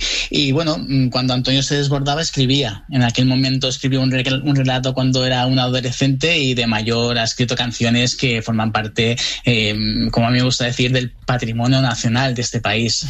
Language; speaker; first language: Spanish; native; Spanish